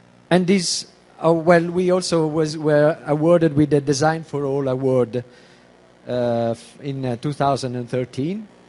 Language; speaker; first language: English; non-native, fluent; Italian